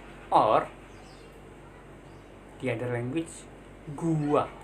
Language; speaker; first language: English; non-native, learner; Indonesian